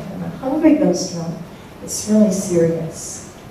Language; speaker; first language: English; native; English